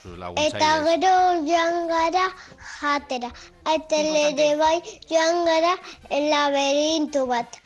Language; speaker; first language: Basque; non-native, local second language; Spanish